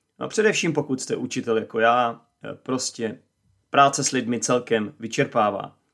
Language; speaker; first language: Czech; native; Czech